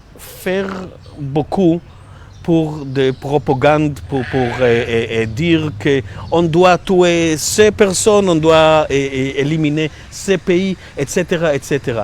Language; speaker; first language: French; non-native, learner; Hebrew